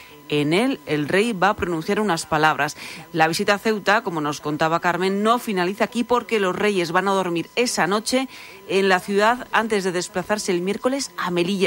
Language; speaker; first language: Spanish; native; Spanish